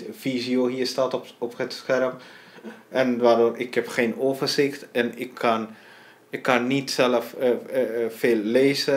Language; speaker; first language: Dutch; non-native, learner; Tamil